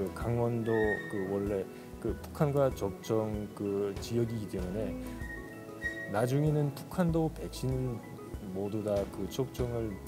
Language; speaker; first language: Korean; non-native, fluent; Russian